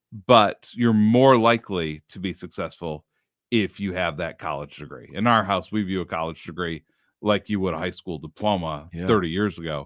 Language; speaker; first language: English; native; English